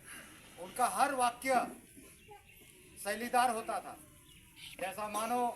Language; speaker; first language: Hindi; native; Hindi